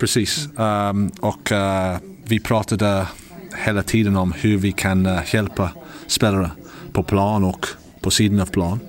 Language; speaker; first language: Swedish; non-native, learner; English